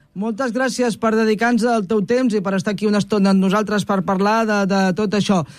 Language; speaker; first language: Catalan; native; Catalan